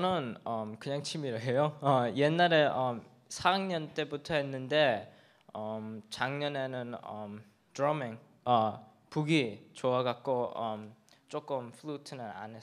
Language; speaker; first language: Korean; early bilingual, heritage; English